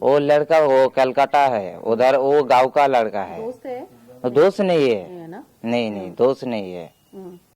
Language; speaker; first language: Hindi; non-native, local second language; Bangla